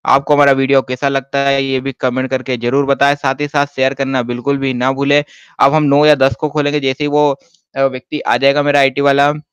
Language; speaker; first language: Hindi; native; Hindi